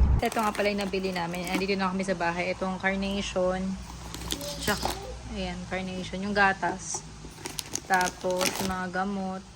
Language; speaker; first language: Filipino; native; Filipino